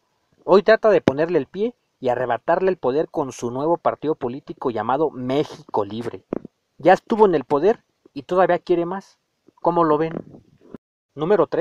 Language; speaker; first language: Spanish; native; Spanish